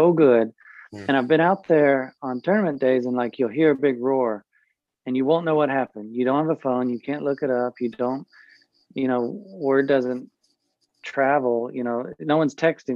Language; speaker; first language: English; native; English